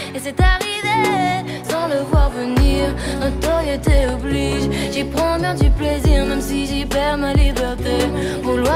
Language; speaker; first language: French; native; French